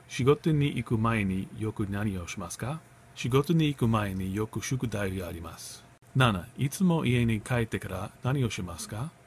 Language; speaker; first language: Japanese; non-native, learner; English